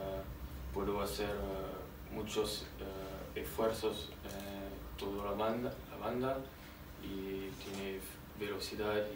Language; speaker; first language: Spanish; non-native, learner; French